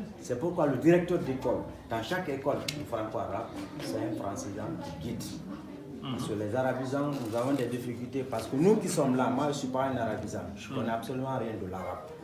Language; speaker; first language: French; non-native, local second language; Fula